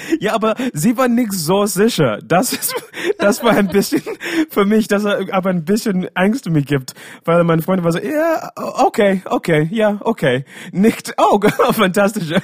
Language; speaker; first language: German; non-native, learner; English